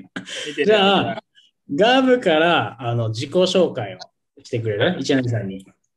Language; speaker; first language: Japanese; native; Japanese